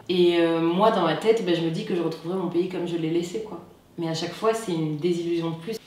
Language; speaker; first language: French; non-native, local second language; Arabic